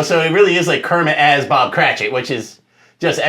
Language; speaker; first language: English; native; English